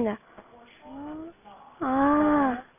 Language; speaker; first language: Korean; non-native, fluent; Chinese